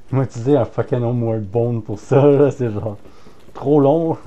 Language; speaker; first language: French; native; French